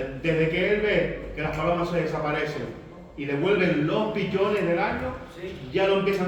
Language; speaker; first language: Spanish; native; Spanish